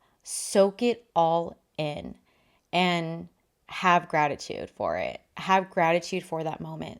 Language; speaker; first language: English; native; English